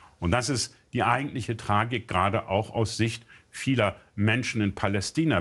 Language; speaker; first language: German; native; German